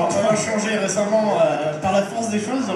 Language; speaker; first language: French; native; French